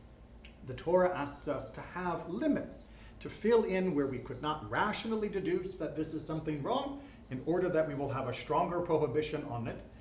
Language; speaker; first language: English; native; English